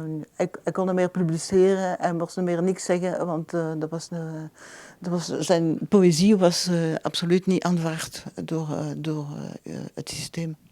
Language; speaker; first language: Dutch; non-native, local second language; French